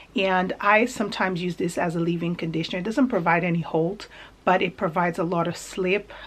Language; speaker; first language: English; early bilingual, other home language; Portuguese